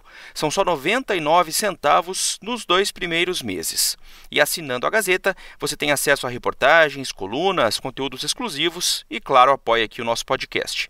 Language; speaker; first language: Portuguese; native; Portuguese